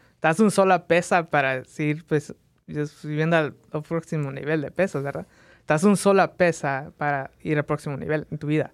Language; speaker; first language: Spanish; early bilingual, heritage; Spanish